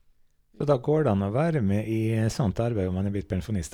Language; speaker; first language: Norwegian; native; Norwegian